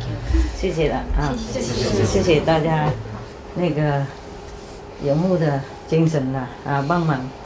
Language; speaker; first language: Chinese; non-native, fluent; Vietnamese